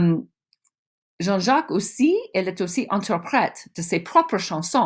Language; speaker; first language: French; non-native, fluent; English